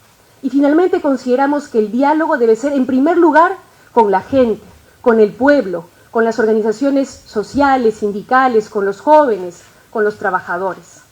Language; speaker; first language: Spanish; native; Spanish